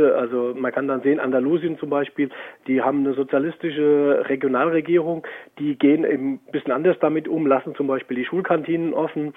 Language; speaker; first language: German; native; German